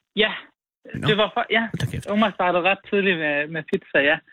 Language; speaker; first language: Danish; early bilingual, other home language; Arabic